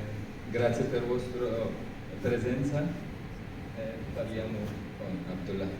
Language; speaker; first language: Italian; non-native, learner; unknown